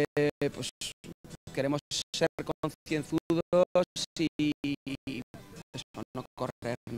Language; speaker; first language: Spanish; native; Spanish